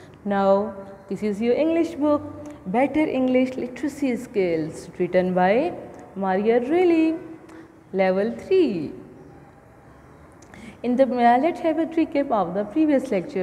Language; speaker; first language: English; non-native, local second language; Urdu